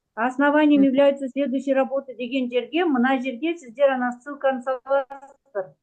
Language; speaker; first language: Russian; non-native, local second language; Kazakh